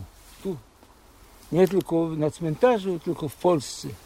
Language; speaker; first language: Polish; early bilingual, heritage; Polish